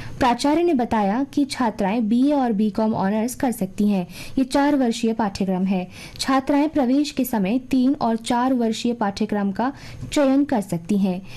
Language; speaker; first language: Hindi; native; Hindi